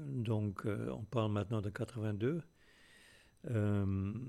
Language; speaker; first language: French; non-native, fluent; Afrikaans